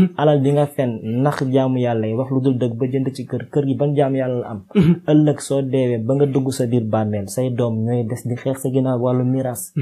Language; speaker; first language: Wolof; non-native, local second language; Fula